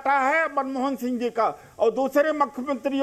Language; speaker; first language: Hindi; native; Hindi